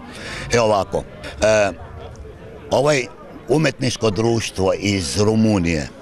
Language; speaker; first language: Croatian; early bilingual, heritage; Serbian